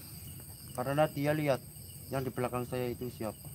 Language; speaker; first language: Indonesian; non-native, local second language; Javanese